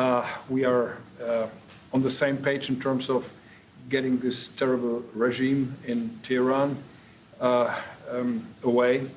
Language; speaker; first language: English; non-native, fluent; German